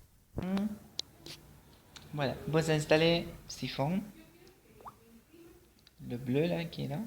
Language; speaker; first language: French; non-native, fluent; Spanish